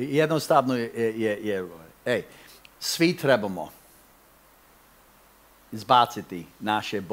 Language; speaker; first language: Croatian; non-native, fluent; English